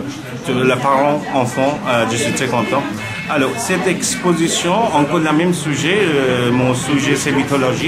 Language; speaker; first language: French; non-native, learner; Bangla